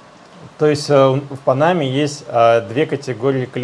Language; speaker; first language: Russian; native; Russian